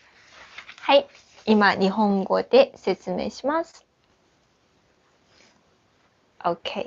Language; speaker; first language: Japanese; non-native, fluent; Chinese